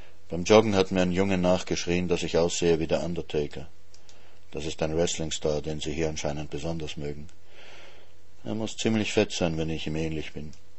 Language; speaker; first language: German; native; German